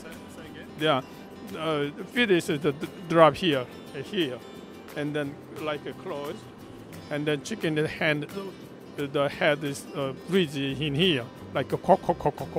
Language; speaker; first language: English; non-native, learner; Korean